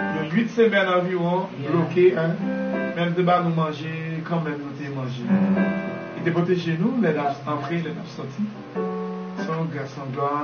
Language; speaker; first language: French; native; French